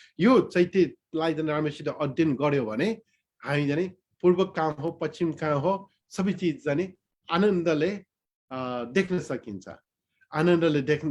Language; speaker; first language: Nepali; non-native, local second language; Newari